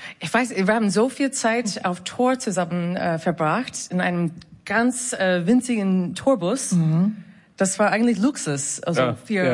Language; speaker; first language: German; non-native, fluent; English